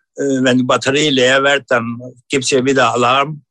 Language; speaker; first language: German; non-native, learner; Turkish